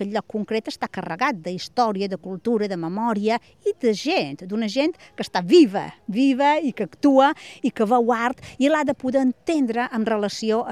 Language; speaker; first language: Catalan; native; Catalan